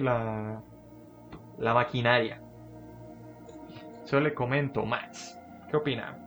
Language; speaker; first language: Spanish; native; Spanish